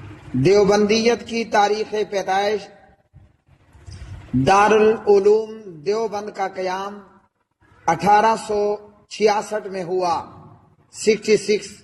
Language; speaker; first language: Urdu; native; Urdu